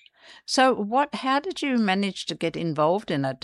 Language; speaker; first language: English; native; English